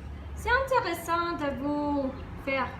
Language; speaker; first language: French; non-native, learner; Spanish